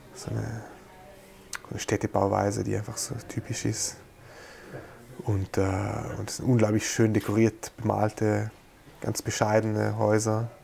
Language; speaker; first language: German; non-native, local second language; Ladin